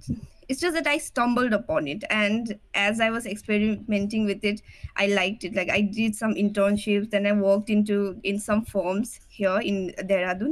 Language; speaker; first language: English; non-native, local second language; Nepali